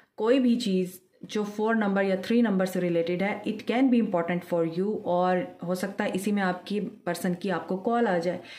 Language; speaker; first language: Urdu; native; Urdu